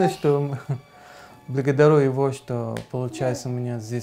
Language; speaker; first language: Russian; non-native, learner; Arabic